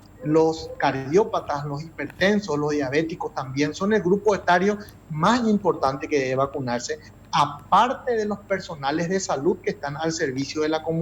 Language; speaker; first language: Spanish; native; Spanish